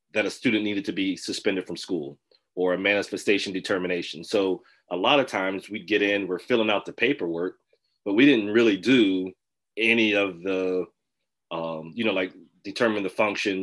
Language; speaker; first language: English; native; English